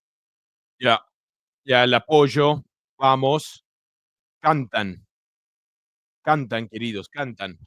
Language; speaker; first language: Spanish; early bilingual, heritage; Spanish